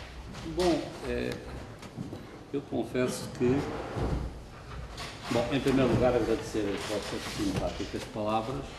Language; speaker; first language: Portuguese; native; Portuguese